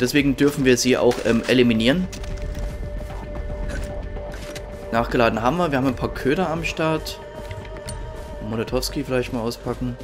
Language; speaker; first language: German; native; German